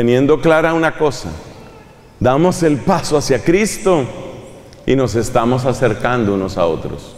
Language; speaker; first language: Spanish; native; Spanish